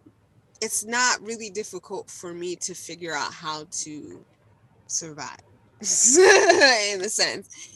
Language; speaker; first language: English; native; English